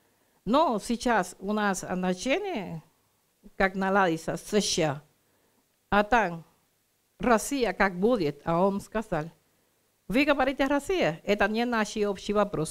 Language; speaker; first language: Russian; non-native, learner; Spanish